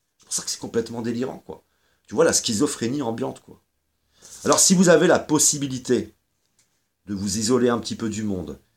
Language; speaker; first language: French; native; French